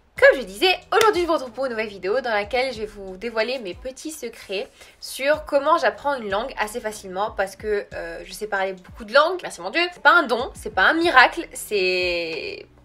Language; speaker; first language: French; early bilingual, other home language; Arabic